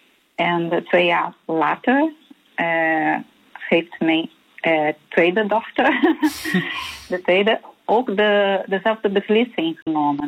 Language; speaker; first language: Dutch; non-native, fluent; Portuguese